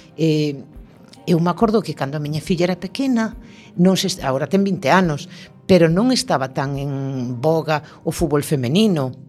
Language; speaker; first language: Galician; native; Galician